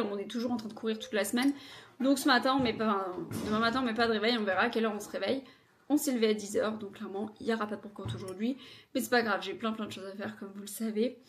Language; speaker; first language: French; native; French